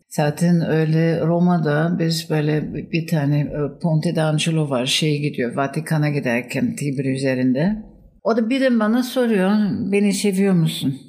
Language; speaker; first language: Turkish; non-native, fluent; German